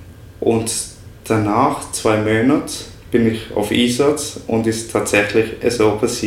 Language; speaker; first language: German; non-native, fluent; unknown